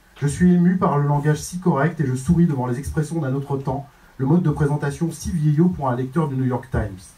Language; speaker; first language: French; native; French